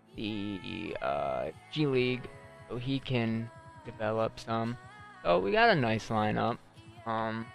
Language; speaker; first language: English; native; English